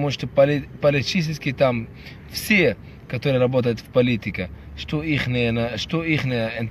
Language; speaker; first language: Russian; non-native, fluent; Arabic